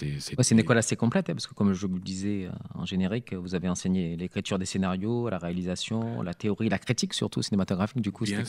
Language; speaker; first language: French; native; French